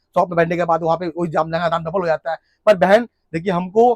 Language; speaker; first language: Hindi; non-native, local second language; Bangla